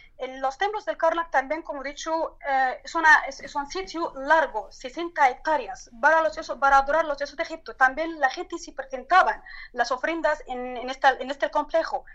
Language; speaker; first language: Spanish; non-native, learner; Arabic